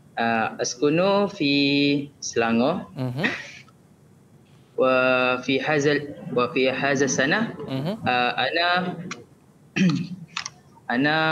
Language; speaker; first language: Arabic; non-native, learner; Malay